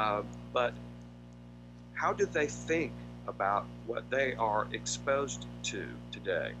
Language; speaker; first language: English; native; English